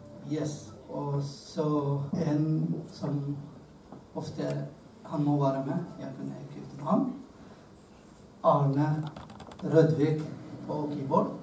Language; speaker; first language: Norwegian; non-native, learner; Arabic